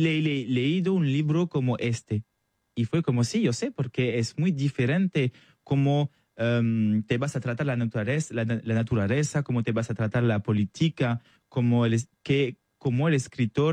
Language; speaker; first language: Spanish; non-native, learner; French